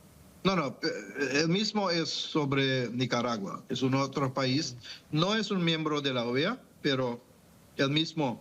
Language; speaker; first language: Spanish; non-native, fluent; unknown